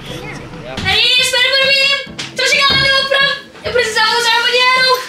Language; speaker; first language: Portuguese; non-native, learner; English